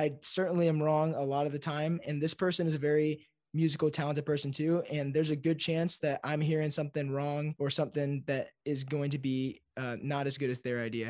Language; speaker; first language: English; native; English